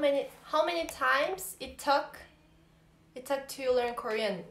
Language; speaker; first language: English; non-native, learner; Portuguese